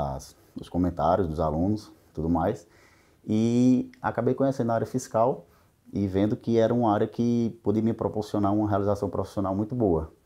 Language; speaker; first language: Portuguese; native; Portuguese